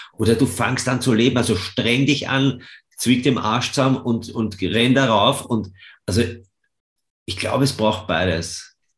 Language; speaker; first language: German; native; German